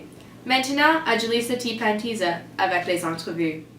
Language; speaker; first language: French; non-native, learner; English